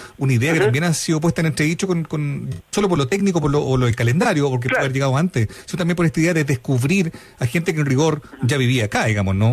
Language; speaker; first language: Spanish; native; Spanish